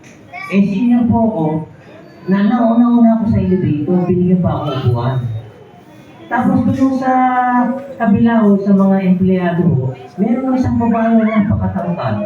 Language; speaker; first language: Filipino; native; Filipino